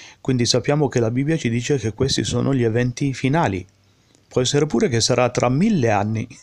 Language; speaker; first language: Italian; early bilingual, heritage; Italian